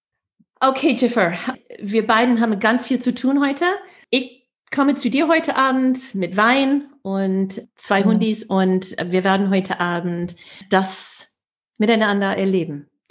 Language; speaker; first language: German; non-native, fluent; English